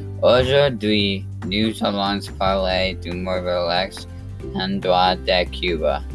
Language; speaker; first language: French; non-native, learner; English